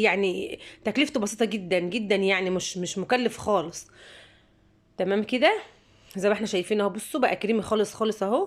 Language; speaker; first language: Arabic; native; Arabic